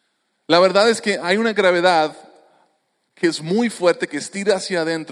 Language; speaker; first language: Spanish; native; Spanish